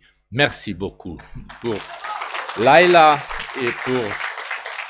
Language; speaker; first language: French; non-native, learner; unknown